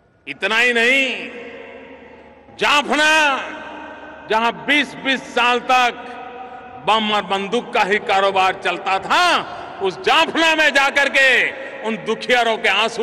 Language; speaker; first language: Hindi; non-native, local second language; Gujarati